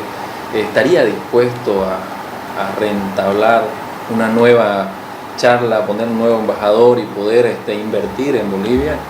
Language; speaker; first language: Spanish; native; Spanish